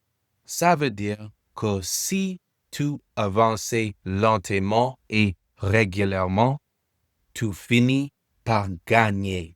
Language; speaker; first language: French; non-native, fluent; English